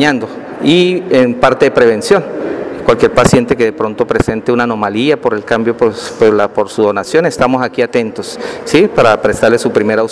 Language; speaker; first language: Spanish; native; Spanish